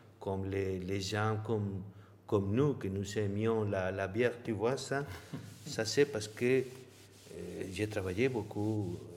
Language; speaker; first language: French; non-native, learner; Spanish